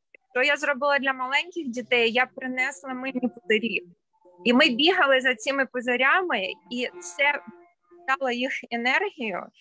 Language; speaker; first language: Ukrainian; non-native, local second language; Russian